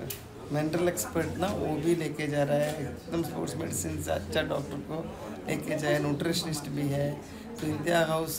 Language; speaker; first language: Hindi; non-native, local second language; Malayalam